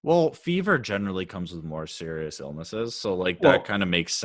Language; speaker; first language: English; native; English